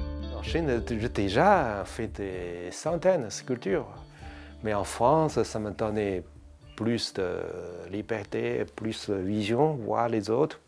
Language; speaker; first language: French; non-native, learner; Chinese